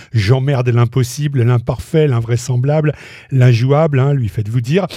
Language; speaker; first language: French; native; French